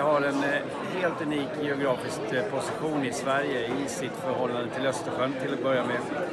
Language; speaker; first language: Swedish; native; Swedish